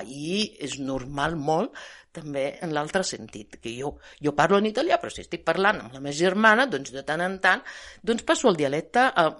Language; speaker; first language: Catalan; non-native, fluent; Italian